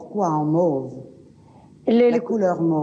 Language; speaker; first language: French; native; French